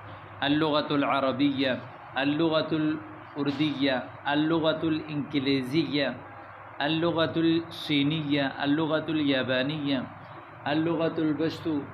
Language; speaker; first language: Arabic; non-native, fluent; Urdu